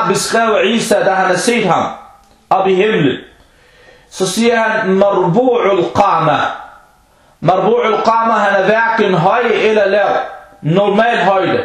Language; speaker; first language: Danish; non-native, fluent; Arabic